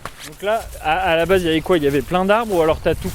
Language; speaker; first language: French; native; French